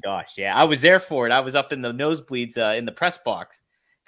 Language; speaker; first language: English; native; English